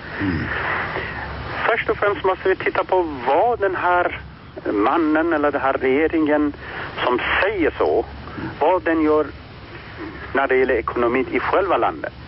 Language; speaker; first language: Swedish; non-native, fluent; Persian